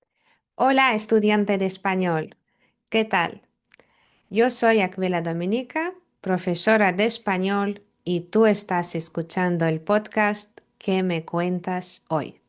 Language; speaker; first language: Spanish; non-native, fluent; Lithuanian